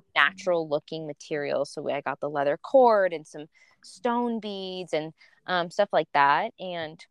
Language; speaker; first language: English; early bilingual, other home language; Spanish